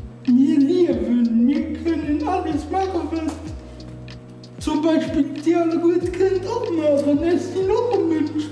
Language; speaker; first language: German; non-native, local second language; Luxembourgish